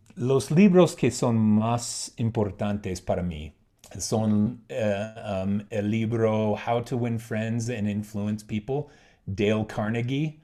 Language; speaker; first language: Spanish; non-native, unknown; English